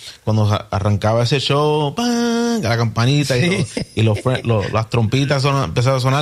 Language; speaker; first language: Spanish; early bilingual, heritage; Spanish